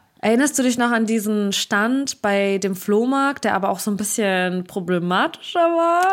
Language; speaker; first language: German; early bilingual, other home language; Russian